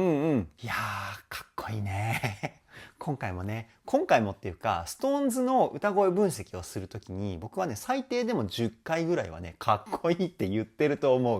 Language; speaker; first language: Japanese; native; Japanese